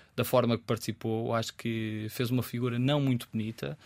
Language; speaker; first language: Portuguese; native; Portuguese